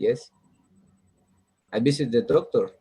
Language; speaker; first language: English; non-native, learner; Spanish